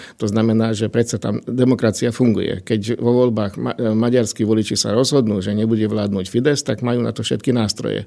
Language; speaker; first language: Slovak; non-native, local second language; Hungarian